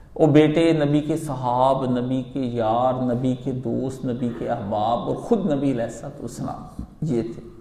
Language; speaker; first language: Urdu; non-native, local second language; Punjabi